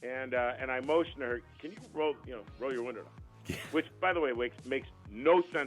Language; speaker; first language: English; native; English